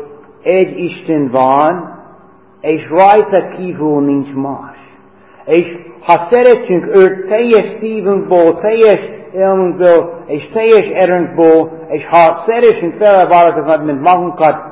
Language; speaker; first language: Hungarian; non-native, fluent; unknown